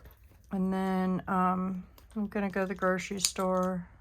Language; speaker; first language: English; native; English